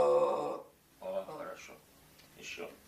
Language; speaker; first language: Russian; non-native, local second language; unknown